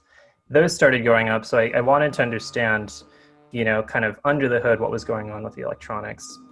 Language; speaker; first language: English; native; English